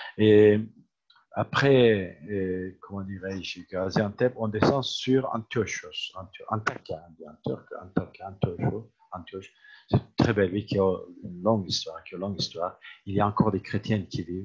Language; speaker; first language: French; non-native, fluent; Turkish